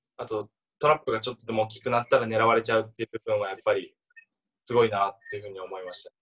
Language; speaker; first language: Japanese; native; Japanese